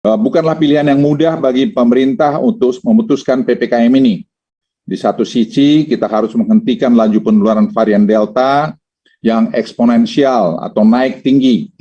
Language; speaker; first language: Indonesian; native; Indonesian